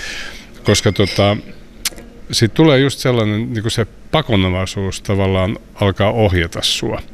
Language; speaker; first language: Finnish; native; Finnish